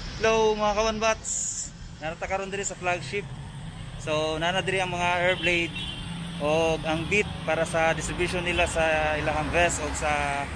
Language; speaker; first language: Cebuano; native; Cebuano